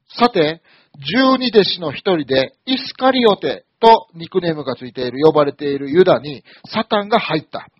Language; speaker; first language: Japanese; native; Japanese